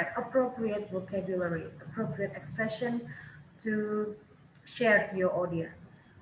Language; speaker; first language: English; non-native, fluent; Indonesian